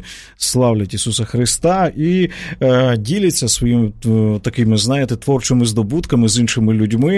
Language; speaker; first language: Ukrainian; native; Ukrainian